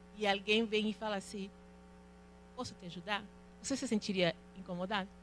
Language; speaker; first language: Portuguese; non-native, fluent; Spanish